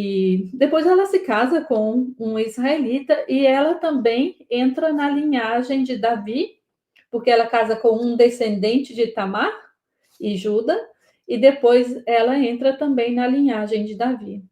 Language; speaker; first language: Portuguese; native; Portuguese